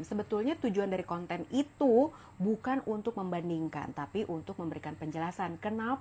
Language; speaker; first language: Indonesian; native; Indonesian